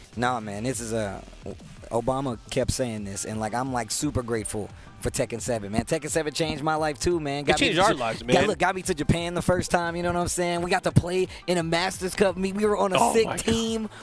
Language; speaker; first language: English; native; English